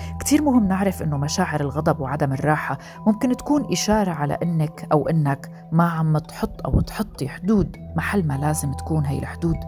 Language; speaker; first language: Arabic; native; Arabic